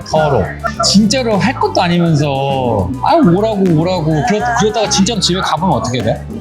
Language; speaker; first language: Korean; native; Korean